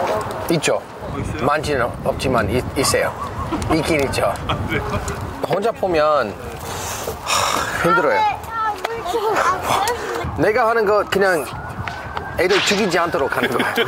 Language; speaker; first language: Korean; non-native, fluent; English